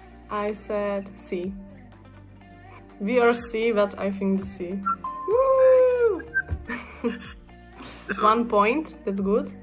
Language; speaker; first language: English; non-native, fluent; Czech